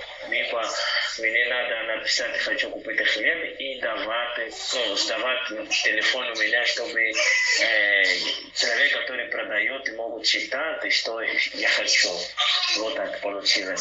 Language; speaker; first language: Russian; non-native, learner; Portuguese